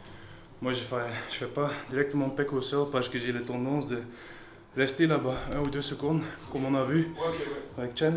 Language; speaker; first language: French; non-native, learner; Dutch